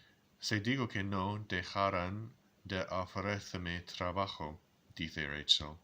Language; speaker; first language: Spanish; non-native, learner; English